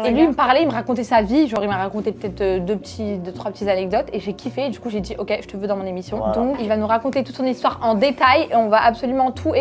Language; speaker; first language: French; early bilingual, other home language; Arabic